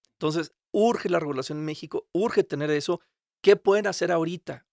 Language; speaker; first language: Spanish; native; Spanish